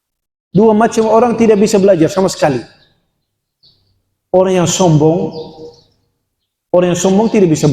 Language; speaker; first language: Indonesian; non-native, fluent; Dutch